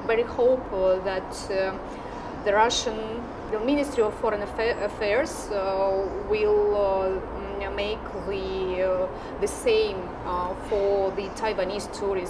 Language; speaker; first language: English; non-native, fluent; Russian